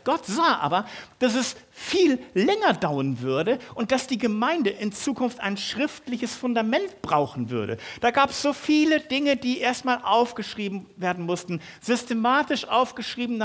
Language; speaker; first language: German; native; German